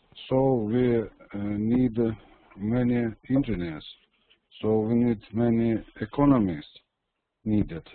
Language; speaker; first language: English; non-native, learner; Russian